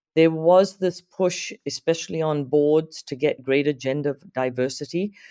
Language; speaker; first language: English; native; English